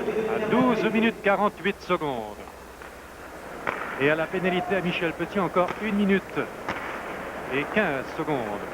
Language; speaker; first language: French; native; French